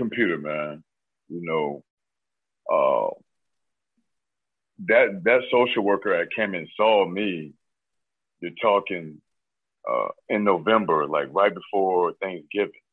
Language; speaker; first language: English; native; English